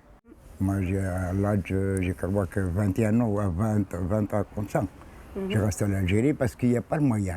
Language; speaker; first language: French; non-native, learner; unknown